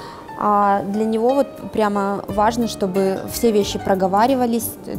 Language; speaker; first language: Russian; native; Russian